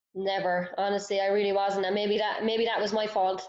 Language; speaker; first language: English; native; English